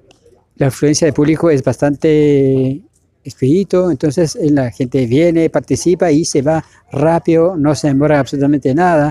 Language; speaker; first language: Spanish; native; Spanish